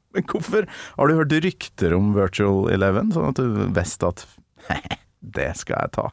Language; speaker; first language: Norwegian; native; Norwegian